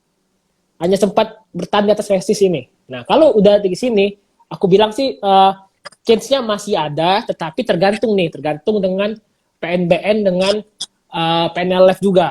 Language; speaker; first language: Indonesian; native; Indonesian